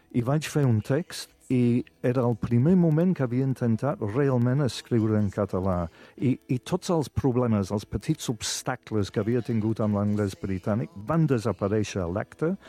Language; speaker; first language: Catalan; non-native, fluent; English